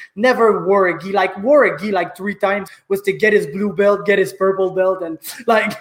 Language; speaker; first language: English; native; English